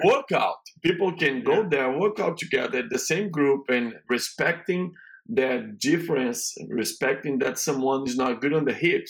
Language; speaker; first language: English; non-native, learner; Portuguese